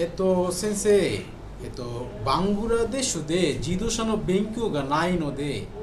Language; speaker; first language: Japanese; non-native, fluent; Bangla